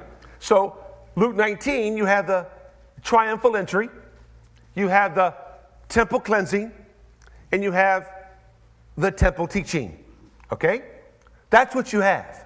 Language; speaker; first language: English; native; English